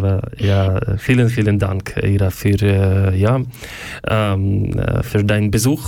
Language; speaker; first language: German; non-native, learner; Ukrainian